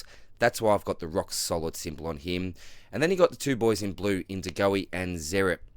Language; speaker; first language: English; native; English